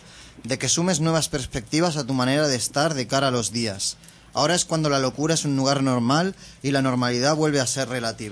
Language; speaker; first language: Spanish; native; Spanish